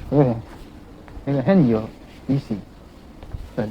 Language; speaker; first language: Chinese; non-native, learner; Bangla